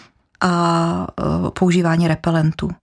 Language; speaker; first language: Czech; native; Czech